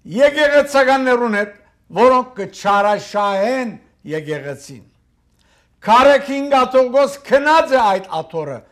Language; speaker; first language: Armenian; early bilingual, heritage; Armenian